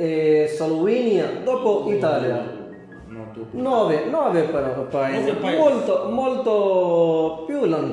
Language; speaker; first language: Italian; non-native, learner; Urdu